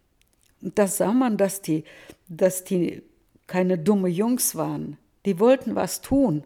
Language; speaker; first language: German; early bilingual, heritage; Russian